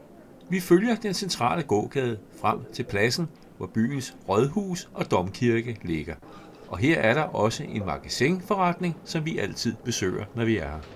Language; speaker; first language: Danish; native; Danish